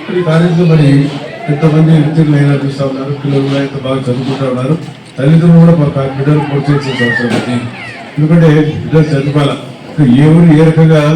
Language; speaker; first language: Telugu; non-native, local second language; Urdu